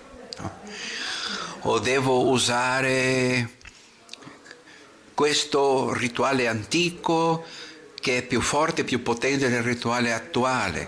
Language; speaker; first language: Italian; non-native, fluent; Portuguese